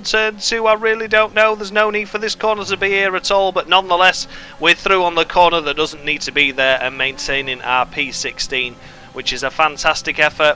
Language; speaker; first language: English; native; English